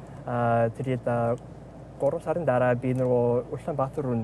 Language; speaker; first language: Mongolian; non-native, learner; English